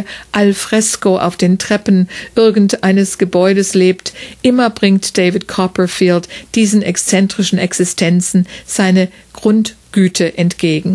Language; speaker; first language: German; native; German